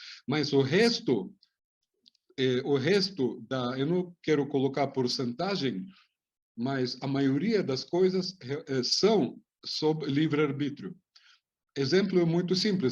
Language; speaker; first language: Portuguese; non-native, fluent; Hebrew